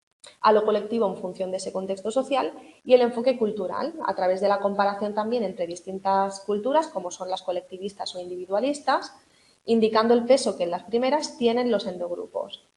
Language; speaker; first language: Spanish; native; Spanish